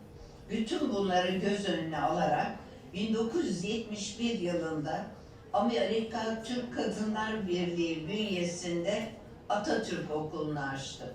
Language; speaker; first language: Turkish; native; Turkish